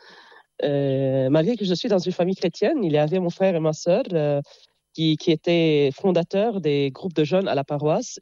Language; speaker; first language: French; non-native, local second language; Arabic